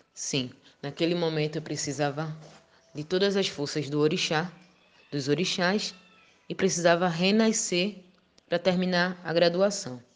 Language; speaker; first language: Portuguese; native; Portuguese